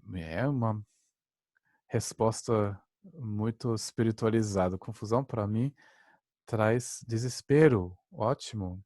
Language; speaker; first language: Portuguese; non-native, fluent; German